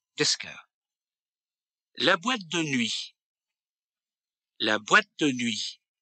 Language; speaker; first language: French; native; French